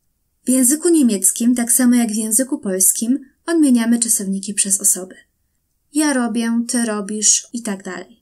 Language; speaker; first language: Polish; native; Polish